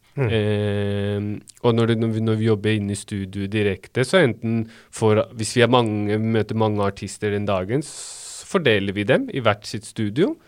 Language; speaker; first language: Norwegian; early bilingual, other home language; Baluchi